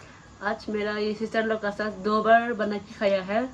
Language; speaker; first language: Hindi; non-native, local second language; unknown